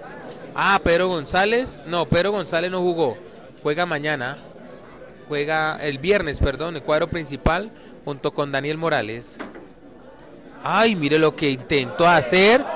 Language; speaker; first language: Spanish; native; Spanish